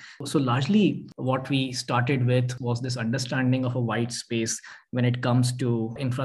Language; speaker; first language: English; non-native, local second language; Hindi